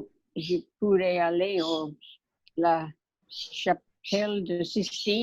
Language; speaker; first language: French; non-native, learner; English